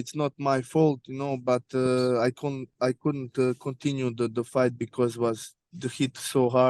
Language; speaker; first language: English; non-native, learner; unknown